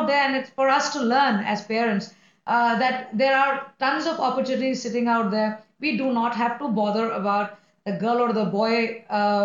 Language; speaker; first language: English; non-native, local second language; Hindi